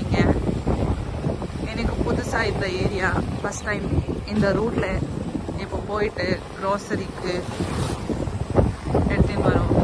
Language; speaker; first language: Tamil; non-native, local second language; Urdu